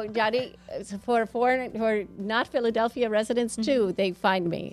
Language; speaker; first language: English; native; English